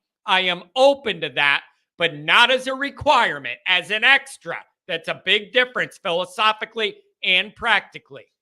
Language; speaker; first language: English; native; English